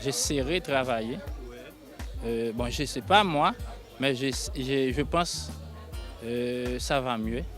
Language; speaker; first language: French; non-native, local second language; Haitian Creole